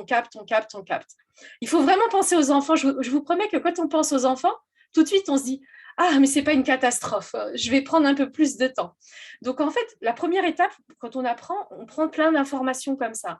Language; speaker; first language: French; native; French